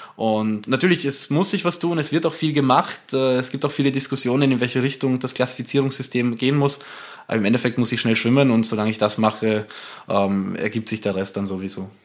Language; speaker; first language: German; early bilingual, other home language; Romanian